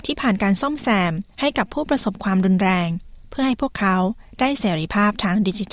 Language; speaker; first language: Thai; native; Thai